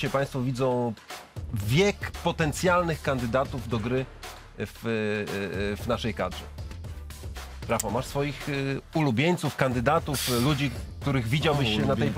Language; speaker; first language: Polish; native; Polish